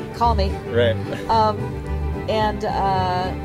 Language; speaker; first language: English; native; English